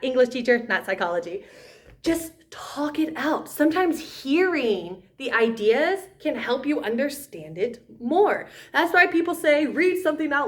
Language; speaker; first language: English; native; English